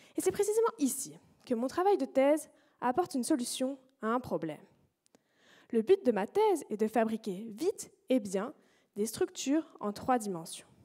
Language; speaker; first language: French; native; French